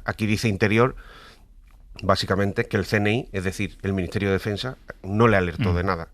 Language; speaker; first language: Spanish; native; Spanish